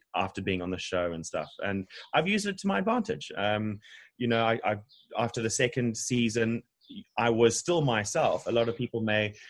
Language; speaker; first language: English; native; English